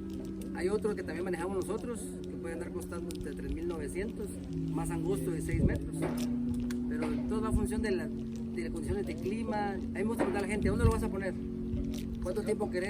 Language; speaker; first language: Spanish; native; Spanish